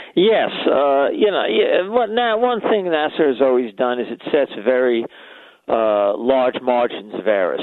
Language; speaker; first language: English; native; English